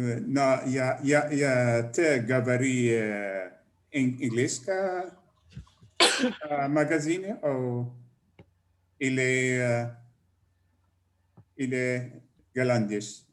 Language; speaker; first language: Russian; non-native, learner; Dutch